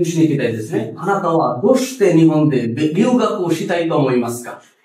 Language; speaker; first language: Japanese; non-native, fluent; Bangla